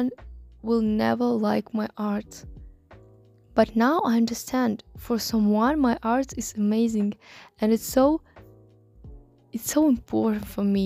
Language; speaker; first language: English; non-native, learner; Russian